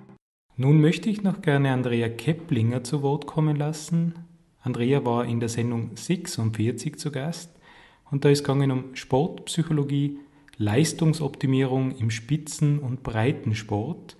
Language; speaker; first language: German; native; German